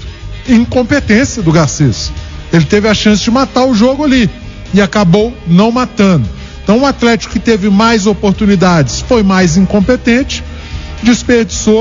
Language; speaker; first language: Portuguese; native; Portuguese